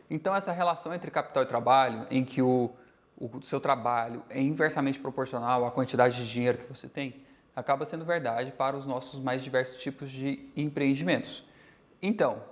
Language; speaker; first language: Portuguese; native; Portuguese